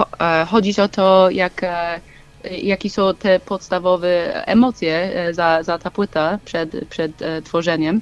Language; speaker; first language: Polish; non-native, learner; English